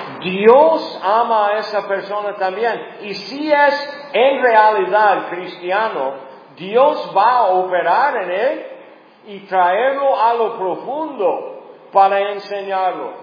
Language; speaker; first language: Spanish; non-native, fluent; English